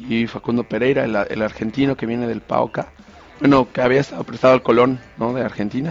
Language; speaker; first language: Spanish; native; Spanish